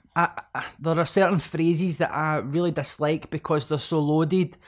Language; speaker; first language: English; native; English